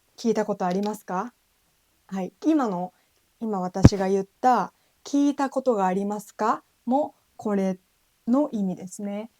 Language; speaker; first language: Japanese; native; Japanese